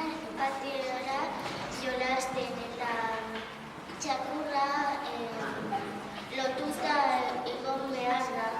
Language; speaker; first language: Basque; non-native, local second language; Spanish